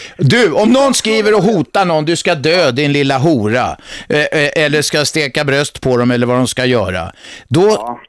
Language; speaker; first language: Swedish; native; Swedish